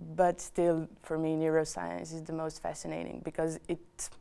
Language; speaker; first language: English; non-native, fluent; Romanian